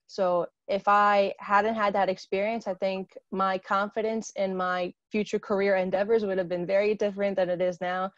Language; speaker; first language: English; native; English